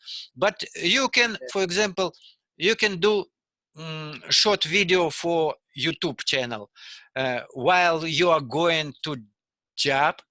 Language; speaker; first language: English; non-native, learner; Russian